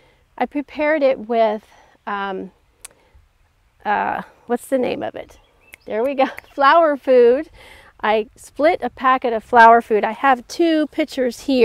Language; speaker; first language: English; native; English